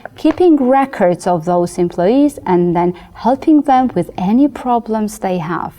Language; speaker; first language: English; non-native, fluent; Georgian